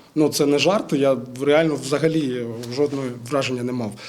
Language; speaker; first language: Ukrainian; non-native, local second language; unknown